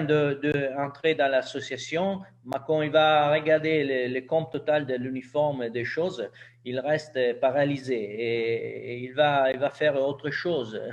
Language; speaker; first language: French; non-native, learner; Italian